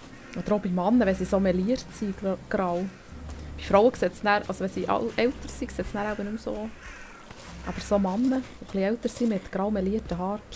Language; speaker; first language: German; native; German